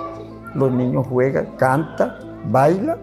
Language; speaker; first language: Spanish; non-native, local second language; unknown